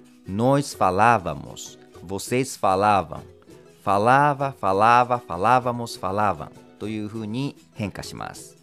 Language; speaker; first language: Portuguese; non-native, fluent; Japanese